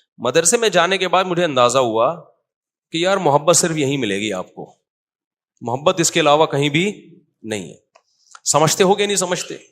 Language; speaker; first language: Urdu; native; Urdu